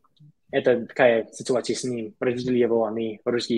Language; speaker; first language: Russian; non-native, learner; English